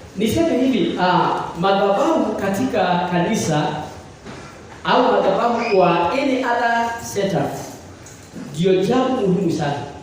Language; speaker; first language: Swahili; non-native, local second language; Kikuyu